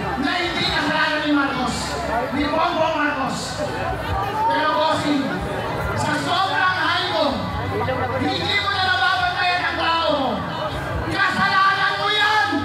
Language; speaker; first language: Filipino; non-native, local second language; Iloko